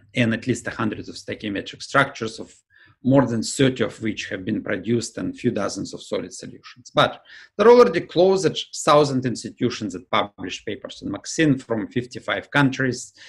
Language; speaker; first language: English; non-native, fluent; Ukrainian